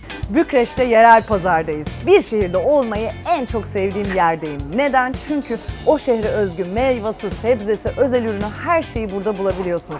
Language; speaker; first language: Turkish; native; Turkish